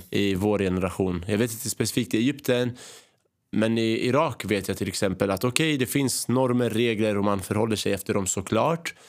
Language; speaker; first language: Swedish; early bilingual, other home language; Arabic